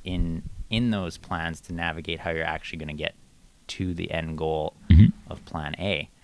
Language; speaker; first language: English; native; English